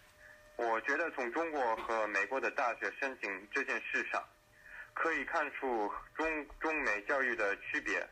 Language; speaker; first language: Chinese; early bilingual, heritage; Chinese